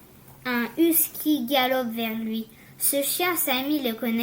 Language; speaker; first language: French; native; French